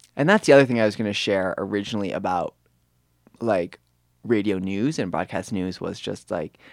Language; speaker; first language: English; native; English